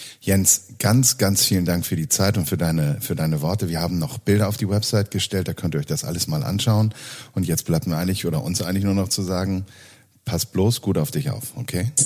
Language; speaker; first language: German; native; German